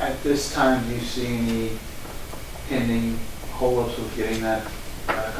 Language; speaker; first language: English; native; English